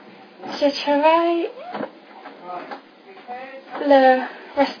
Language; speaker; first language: French; non-native, learner; English